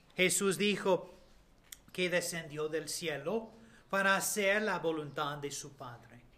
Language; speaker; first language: Spanish; non-native, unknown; English